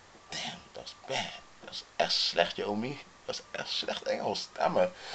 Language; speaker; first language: English; non-native, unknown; Dutch